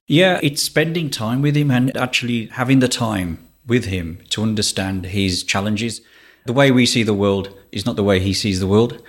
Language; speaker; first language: English; native; English